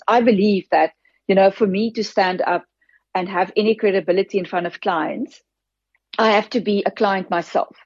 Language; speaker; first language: English; non-native, local second language; Afrikaans